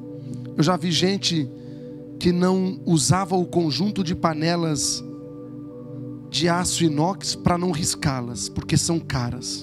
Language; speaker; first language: Portuguese; native; Portuguese